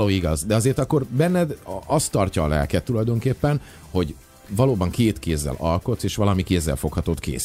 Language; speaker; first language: Hungarian; native; Hungarian